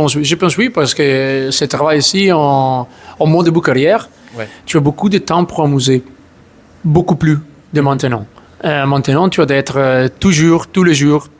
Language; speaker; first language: French; non-native, learner; Italian